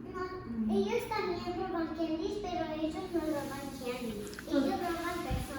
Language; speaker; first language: Spanish; early bilingual, heritage; Spanish